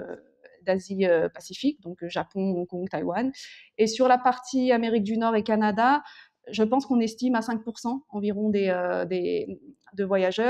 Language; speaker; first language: French; early bilingual, other home language; Korean